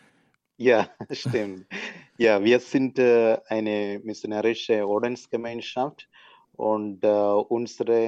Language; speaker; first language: German; non-native, learner; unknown